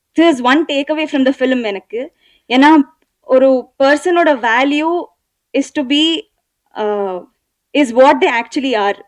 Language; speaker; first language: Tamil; non-native, learner; Telugu